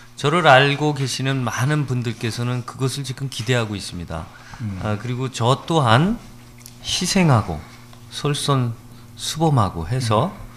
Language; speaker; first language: Korean; native; Korean